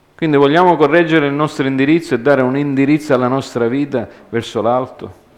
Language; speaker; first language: Italian; early bilingual, heritage; Italian